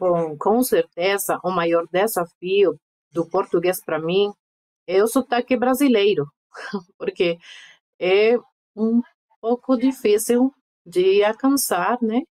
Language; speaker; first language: Portuguese; non-native, fluent; Spanish